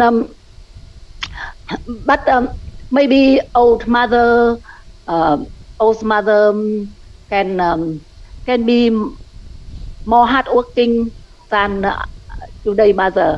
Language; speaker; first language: English; non-native, learner; Vietnamese